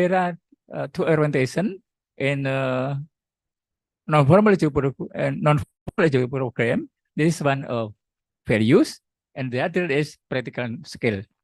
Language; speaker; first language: English; non-native, learner; Indonesian